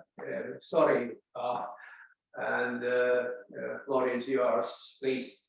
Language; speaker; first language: English; non-native, learner; Latvian